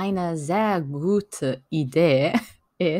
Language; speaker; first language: German; non-native, learner; French